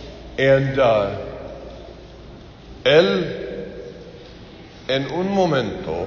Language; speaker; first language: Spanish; non-native, learner; English